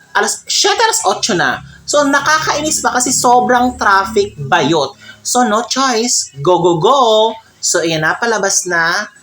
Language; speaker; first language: Filipino; non-native, local second language; Cebuano